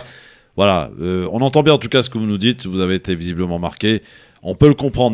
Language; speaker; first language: French; native; French